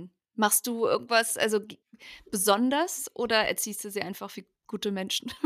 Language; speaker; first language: German; native; German